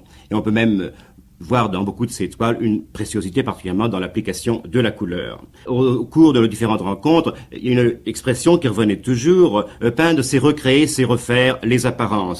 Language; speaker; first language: French; native; French